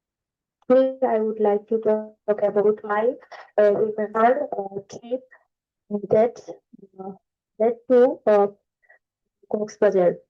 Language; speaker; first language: English; non-native, learner; Bangla